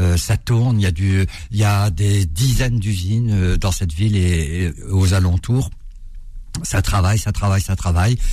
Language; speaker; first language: French; early bilingual, other home language; Arabic